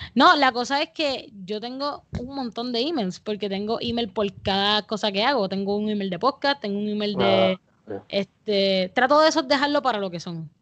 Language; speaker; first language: Spanish; native; Spanish